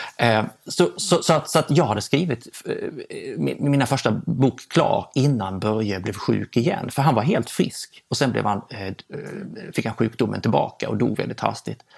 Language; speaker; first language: Swedish; native; Swedish